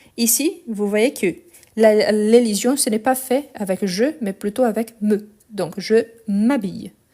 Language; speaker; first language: French; non-native, fluent; Portuguese